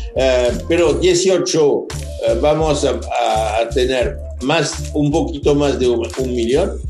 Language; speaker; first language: Spanish; non-native, fluent; French